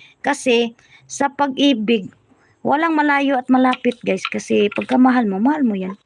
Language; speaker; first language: Filipino; non-native, local second language; Cebuano